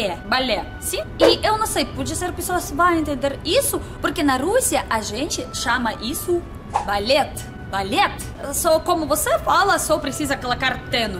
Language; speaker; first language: Portuguese; non-native, learner; Russian